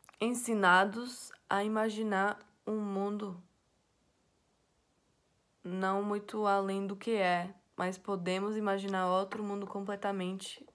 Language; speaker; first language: Portuguese; non-native, fluent; English